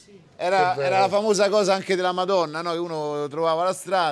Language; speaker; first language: Italian; native; Italian